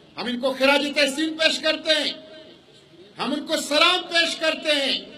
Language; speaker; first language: Urdu; non-native, local second language; Pashto